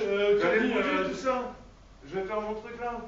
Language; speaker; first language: French; native; French